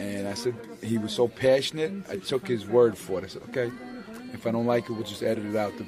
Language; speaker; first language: English; native; English